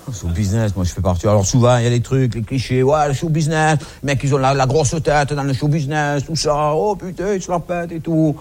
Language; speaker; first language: French; native; French